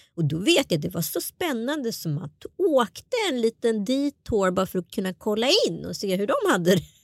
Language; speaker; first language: Swedish; early bilingual, other home language; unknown